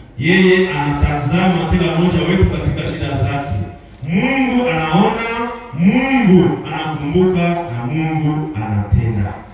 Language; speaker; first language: Swahili; non-native, local second language; Nande